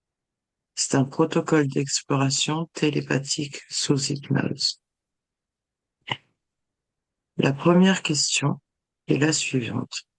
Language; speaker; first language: French; native; French